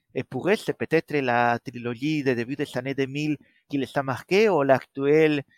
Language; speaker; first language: French; non-native, fluent; Spanish